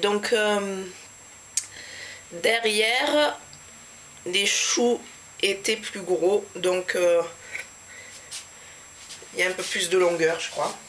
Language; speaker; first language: French; native; French